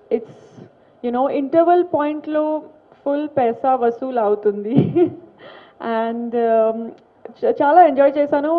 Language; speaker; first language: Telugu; non-native, learner; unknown